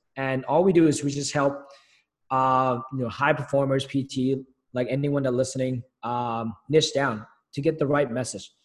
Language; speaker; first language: English; early bilingual, other home language; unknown